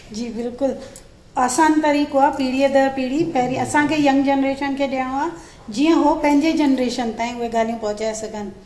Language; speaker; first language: Sindhi; native; Sindhi